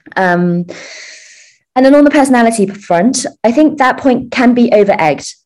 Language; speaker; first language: English; early bilingual, other home language; Chinese